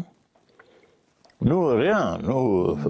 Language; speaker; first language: French; non-native, local second language; Arabic